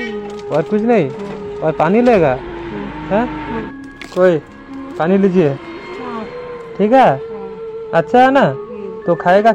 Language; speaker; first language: Hindi; non-native, local second language; Bangla